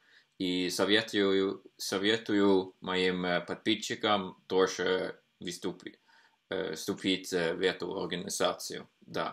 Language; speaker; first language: Russian; non-native, fluent; Norwegian